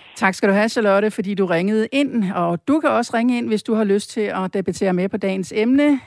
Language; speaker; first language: Danish; native; Danish